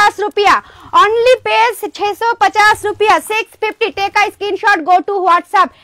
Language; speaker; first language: Hindi; non-native, local second language; Bangla